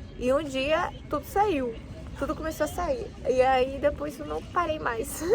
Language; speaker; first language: Portuguese; non-native, fluent; Spanish